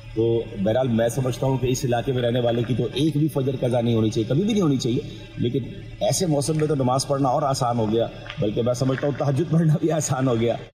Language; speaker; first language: Urdu; native; Urdu